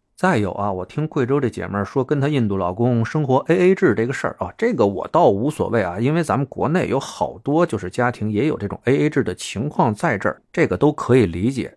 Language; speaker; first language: Chinese; native; Chinese